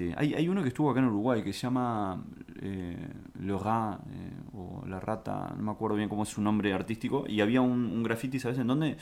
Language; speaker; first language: Spanish; early bilingual, other home language; French